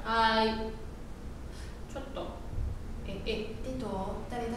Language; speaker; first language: Japanese; non-native, learner; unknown